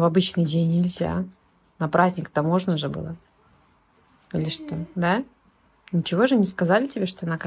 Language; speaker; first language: Russian; native; Russian